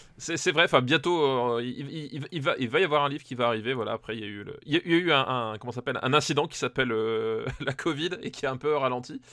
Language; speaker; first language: French; native; French